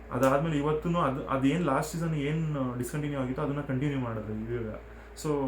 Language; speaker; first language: Kannada; non-native, local second language; Telugu